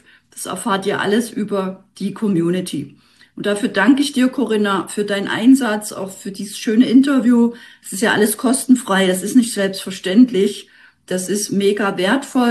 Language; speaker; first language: German; native; German